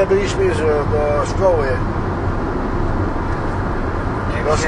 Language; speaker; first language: Polish; early bilingual, heritage; French